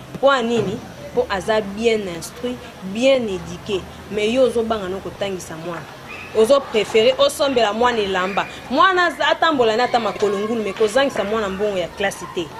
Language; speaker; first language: Lingala; native; Lingala